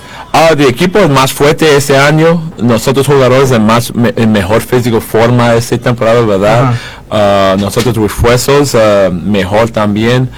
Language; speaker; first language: Spanish; non-native, learner; English